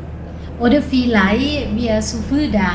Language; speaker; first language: German; non-native, learner; Thai